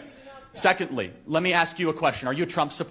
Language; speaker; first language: English; native; English